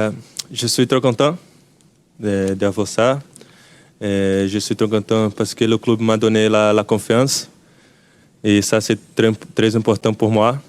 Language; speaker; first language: French; non-native, learner; Portuguese